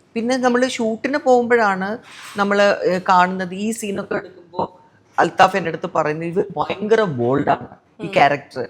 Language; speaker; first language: Malayalam; non-native, local second language; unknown